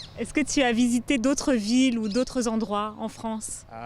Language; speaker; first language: French; native; French